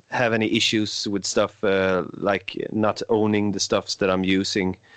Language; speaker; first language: English; non-native, fluent; Swedish